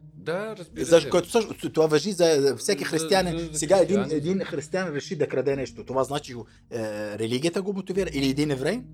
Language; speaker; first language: Bulgarian; non-native, fluent; Arabic